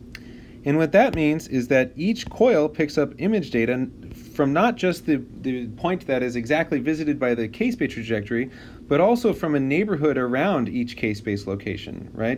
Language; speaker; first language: English; native; English